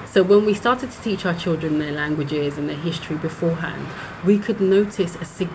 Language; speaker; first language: English; native; English